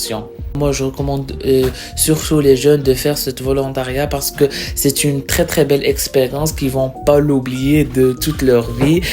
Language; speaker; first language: French; non-native, local second language; Arabic